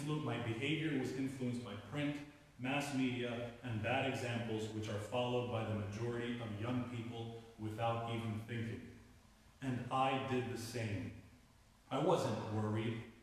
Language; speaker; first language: English; native; English